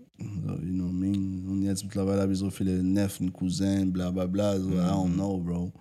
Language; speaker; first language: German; early bilingual, other home language; French